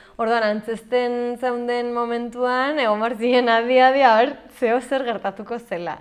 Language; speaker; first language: Basque; native; Basque